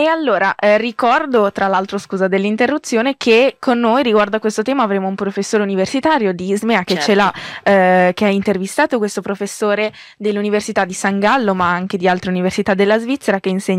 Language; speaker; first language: Italian; native; Italian